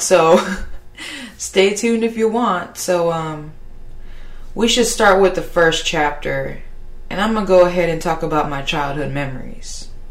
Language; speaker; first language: English; early bilingual, other home language; Spanish